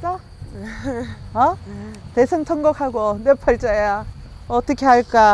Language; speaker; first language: Korean; native; Korean